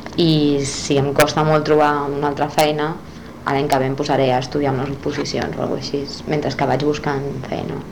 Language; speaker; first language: Catalan; non-native, local second language; Spanish